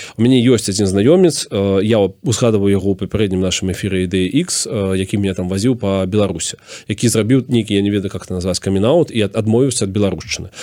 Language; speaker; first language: Belarusian; non-native, local second language; Russian